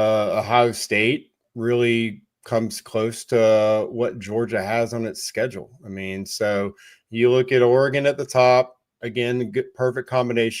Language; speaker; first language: English; native; English